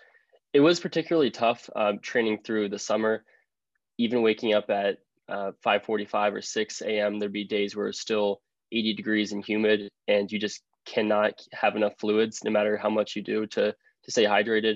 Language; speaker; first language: English; native; English